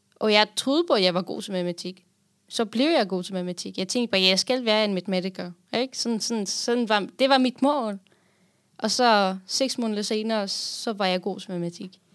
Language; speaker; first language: Danish; non-native, fluent; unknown